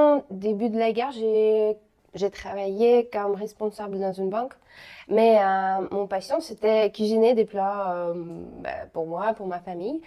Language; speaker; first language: French; non-native, learner; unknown